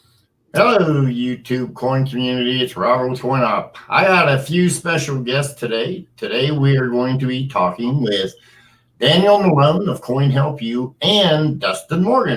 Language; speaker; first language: English; native; English